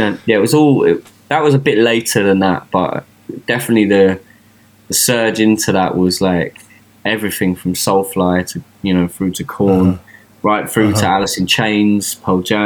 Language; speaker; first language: English; native; English